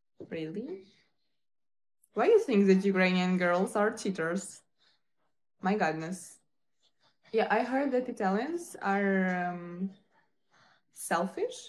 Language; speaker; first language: English; non-native, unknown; Ukrainian